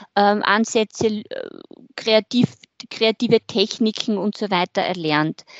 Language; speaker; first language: German; native; German